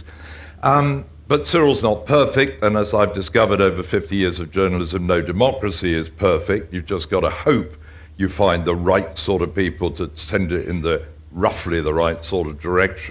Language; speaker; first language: English; native; English